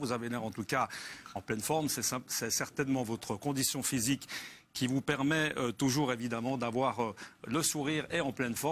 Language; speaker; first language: French; native; French